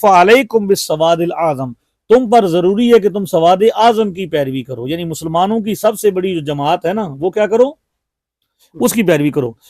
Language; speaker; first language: Urdu; non-native, local second language; Punjabi